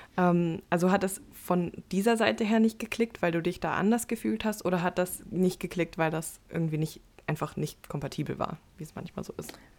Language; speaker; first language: German; native; German